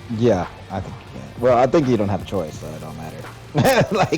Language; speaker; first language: English; native; English